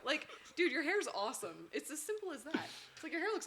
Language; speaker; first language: English; native; English